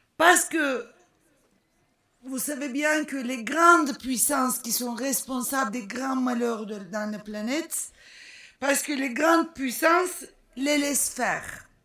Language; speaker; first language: French; non-native, fluent; Turkish